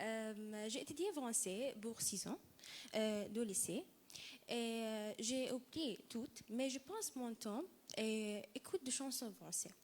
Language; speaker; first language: French; non-native, learner; Arabic